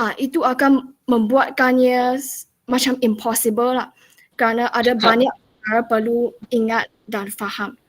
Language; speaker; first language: Malay; non-native, local second language; Chinese